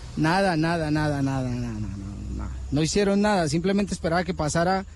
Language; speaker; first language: Spanish; native; Spanish